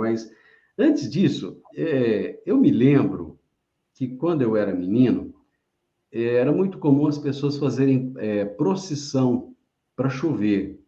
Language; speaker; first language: Portuguese; native; Portuguese